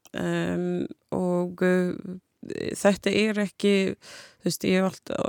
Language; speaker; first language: Icelandic; non-native, fluent; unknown